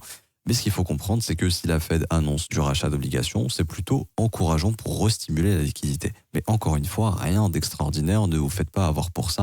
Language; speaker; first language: French; native; French